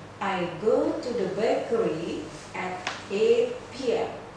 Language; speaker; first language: English; non-native, fluent; Indonesian